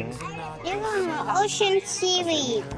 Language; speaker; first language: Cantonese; early bilingual, heritage; English